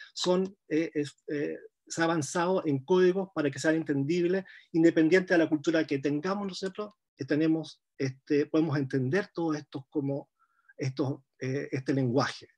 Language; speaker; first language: Spanish; native; Spanish